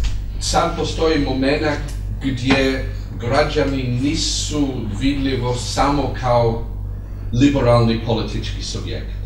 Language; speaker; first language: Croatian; non-native, fluent; English